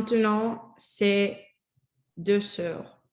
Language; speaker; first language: French; non-native, learner; Spanish